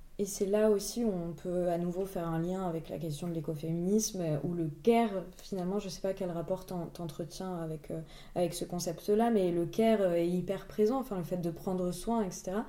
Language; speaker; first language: French; native; French